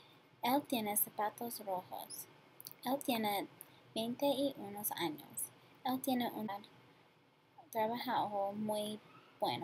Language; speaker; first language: Spanish; non-native, learner; English